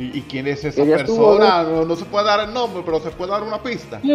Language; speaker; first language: Spanish; native; Spanish